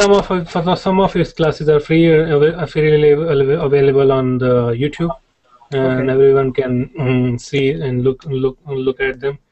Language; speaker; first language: English; non-native, learner; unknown